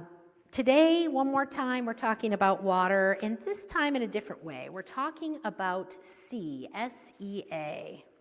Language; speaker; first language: English; native; English